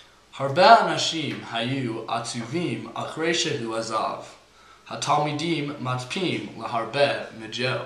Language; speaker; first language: Hebrew; non-native, learner; English